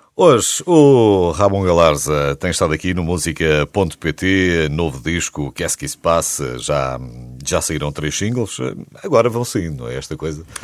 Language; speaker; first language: Portuguese; native; Portuguese